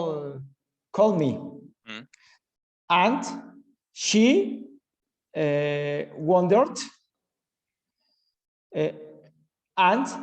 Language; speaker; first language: English; non-native, learner; Spanish